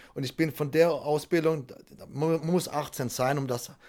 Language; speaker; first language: German; non-native, fluent; Swedish